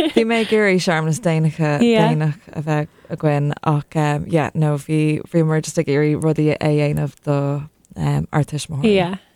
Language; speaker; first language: Irish; non-native, local second language; English